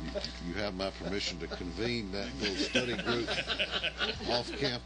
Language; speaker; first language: English; native; English